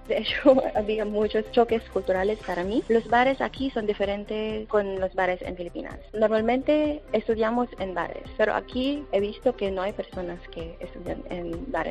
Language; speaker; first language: Spanish; non-native, fluent; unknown